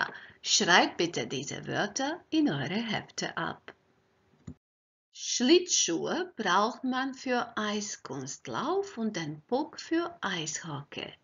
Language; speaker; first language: German; non-native, fluent; Croatian